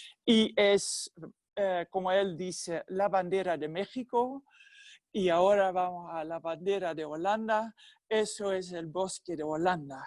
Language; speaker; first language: Spanish; non-native, fluent; Dutch